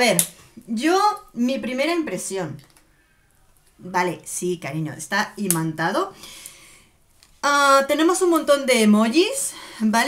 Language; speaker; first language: Spanish; native; Spanish